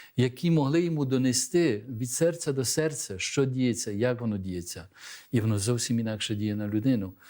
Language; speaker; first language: Ukrainian; early bilingual, heritage; Ukrainian